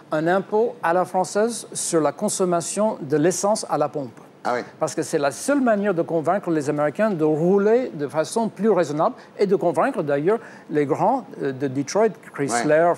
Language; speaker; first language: French; non-native, fluent; English